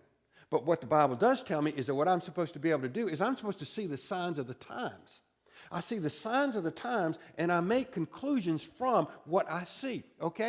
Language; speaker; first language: English; native; English